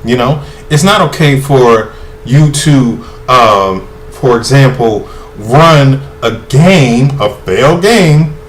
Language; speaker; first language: English; native; English